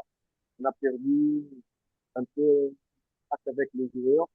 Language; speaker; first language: French; non-native, fluent; Portuguese